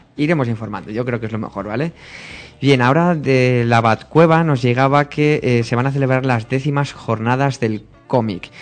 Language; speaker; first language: Spanish; native; Spanish